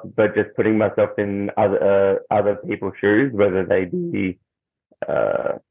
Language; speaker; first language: English; native; English